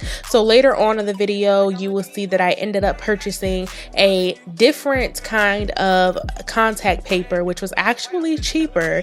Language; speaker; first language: English; native; English